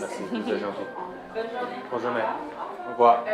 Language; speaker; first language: French; non-native, learner; English